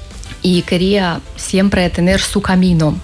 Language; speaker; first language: Spanish; non-native, learner; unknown